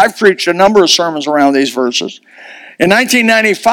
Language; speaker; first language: English; native; English